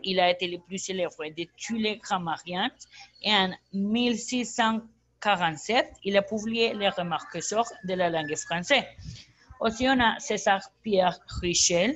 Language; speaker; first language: French; non-native, learner; Spanish